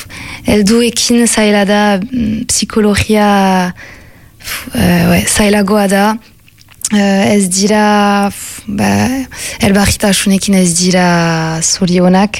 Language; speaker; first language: Basque; non-native, local second language; French